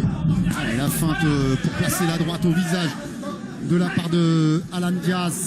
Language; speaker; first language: French; native; French